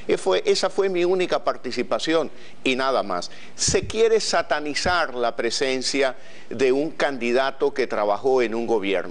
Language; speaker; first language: Spanish; native; Spanish